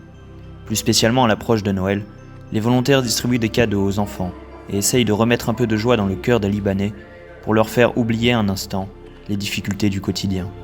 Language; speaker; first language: French; native; French